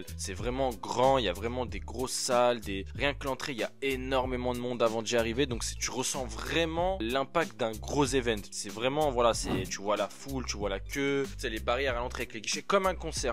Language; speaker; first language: French; native; French